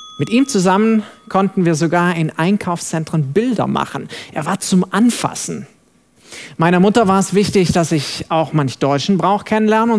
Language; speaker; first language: German; non-native, fluent; English